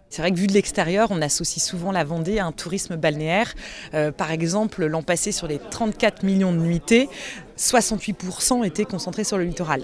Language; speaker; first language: French; native; French